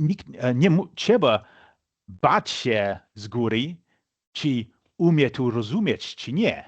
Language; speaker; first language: Polish; non-native, fluent; English